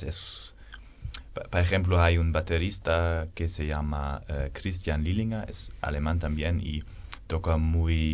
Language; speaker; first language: Spanish; non-native, learner; German